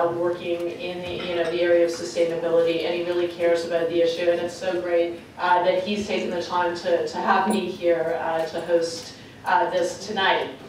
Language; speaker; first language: English; native; English